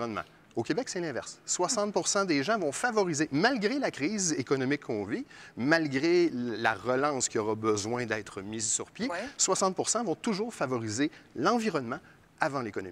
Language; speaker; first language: French; native; French